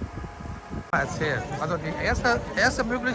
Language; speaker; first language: German; non-native, fluent; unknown